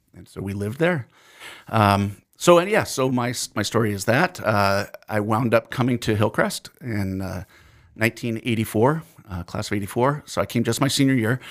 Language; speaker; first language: English; native; English